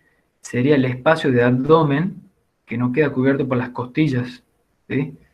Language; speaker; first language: Spanish; native; Spanish